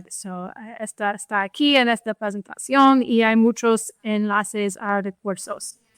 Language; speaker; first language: Spanish; non-native, fluent; English